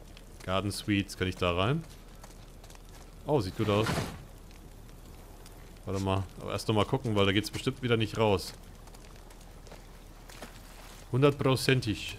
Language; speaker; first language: German; native; German